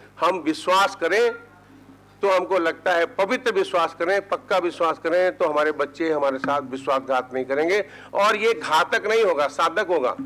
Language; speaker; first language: Hindi; native; Hindi